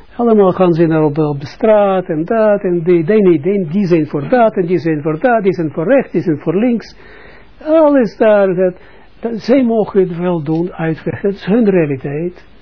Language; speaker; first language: Dutch; non-native, fluent; Russian